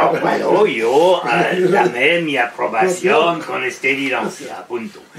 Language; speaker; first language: Spanish; non-native, learner; French